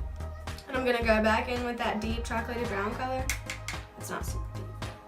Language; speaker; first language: English; native; English